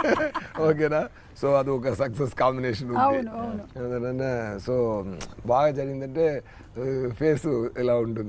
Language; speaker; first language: Telugu; non-native, fluent; Tamil